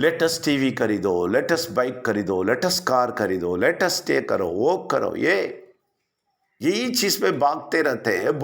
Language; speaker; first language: Hindi; non-native, local second language; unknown